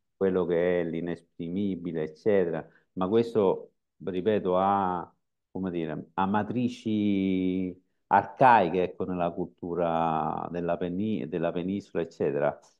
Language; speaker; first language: Italian; native; Italian